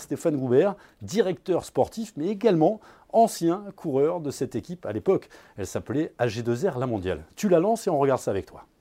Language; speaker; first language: French; native; French